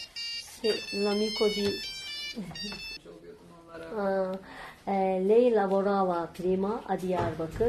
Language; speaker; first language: Italian; non-native, learner; Turkish